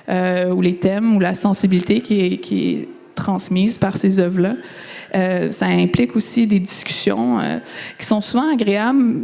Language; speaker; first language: French; native; French